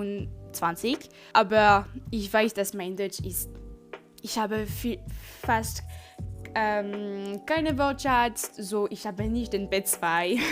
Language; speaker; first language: German; non-native, learner; French